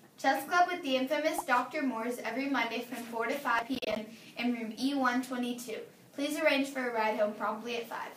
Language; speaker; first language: English; native; English